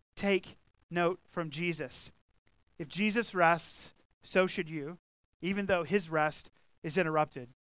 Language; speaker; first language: English; native; English